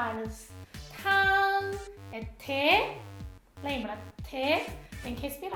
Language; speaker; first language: Portuguese; non-native, fluent; Chinese